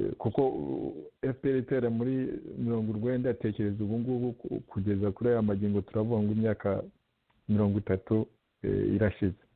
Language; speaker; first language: Kinyarwanda; native; Kinyarwanda